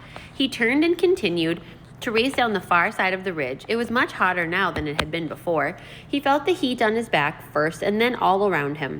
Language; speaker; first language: English; native; English